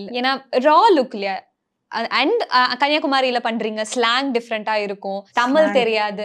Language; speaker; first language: Tamil; native; Tamil